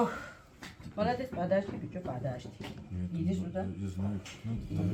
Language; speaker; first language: Russian; non-native, fluent; Georgian